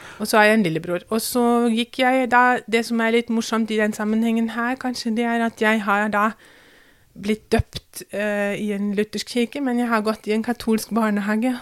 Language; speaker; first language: Norwegian; non-native, fluent; German